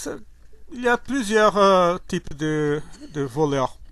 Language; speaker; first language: French; non-native, learner; Portuguese